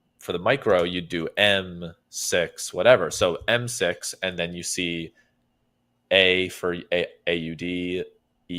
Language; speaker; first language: English; native; English